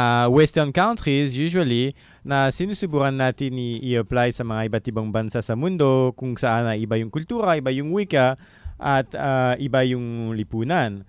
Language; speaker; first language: Filipino; non-native, fluent; French